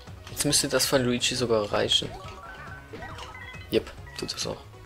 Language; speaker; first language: German; native; German